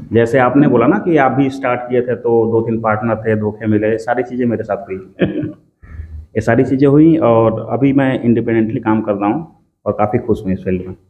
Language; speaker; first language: Hindi; native; Hindi